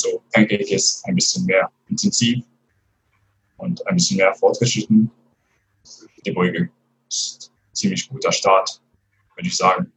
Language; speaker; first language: German; non-native, fluent; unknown